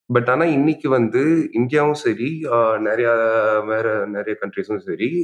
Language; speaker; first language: Tamil; native; Tamil